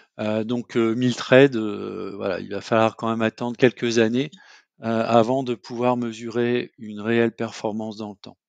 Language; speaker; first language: French; native; French